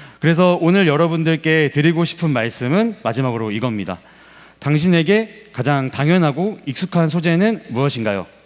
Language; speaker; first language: Korean; native; Korean